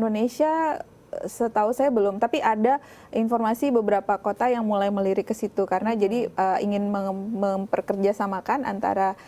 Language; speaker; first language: Indonesian; native; Indonesian